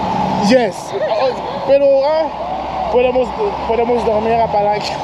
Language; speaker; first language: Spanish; non-native, learner; English